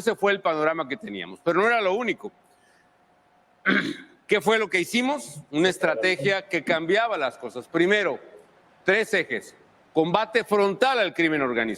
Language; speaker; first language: Spanish; native; Spanish